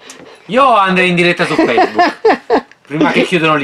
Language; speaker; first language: Italian; native; Italian